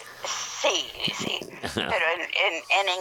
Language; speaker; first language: Spanish; non-native, fluent; English